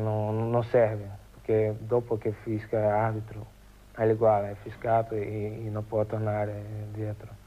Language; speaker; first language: Italian; non-native, learner; Portuguese